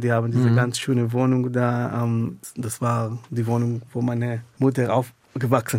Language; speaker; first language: German; non-native, fluent; Hebrew